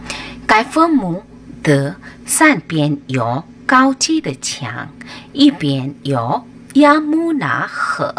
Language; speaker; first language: Chinese; non-native, learner; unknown